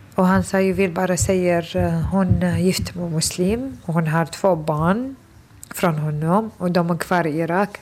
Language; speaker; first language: Swedish; non-native, fluent; Arabic